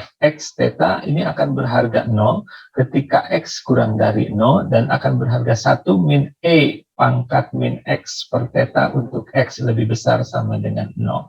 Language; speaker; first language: Indonesian; native; Indonesian